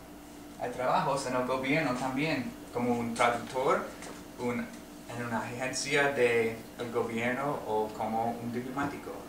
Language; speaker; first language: Spanish; non-native, learner; English